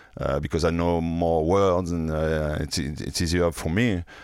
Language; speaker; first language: English; non-native, fluent; French